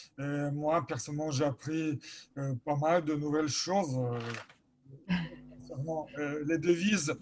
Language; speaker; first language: French; non-native, fluent; Lithuanian